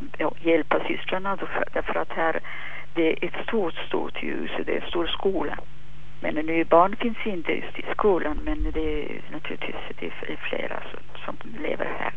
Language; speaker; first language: Swedish; non-native, fluent; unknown